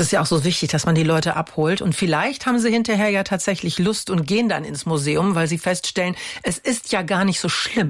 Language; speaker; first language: German; native; German